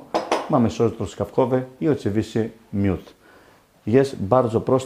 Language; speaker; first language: Polish; non-native, learner; Greek